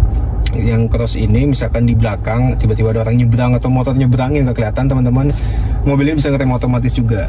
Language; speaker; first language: Indonesian; native; Indonesian